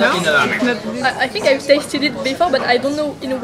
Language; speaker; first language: English; non-native, learner; French